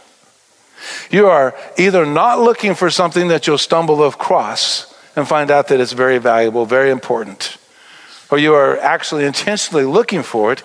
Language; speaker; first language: English; native; English